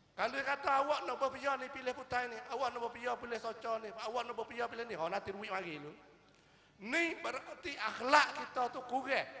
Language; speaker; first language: Malay; native; Malay